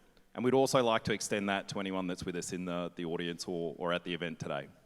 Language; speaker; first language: English; native; English